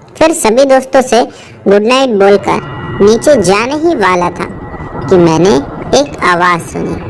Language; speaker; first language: Hindi; native; Hindi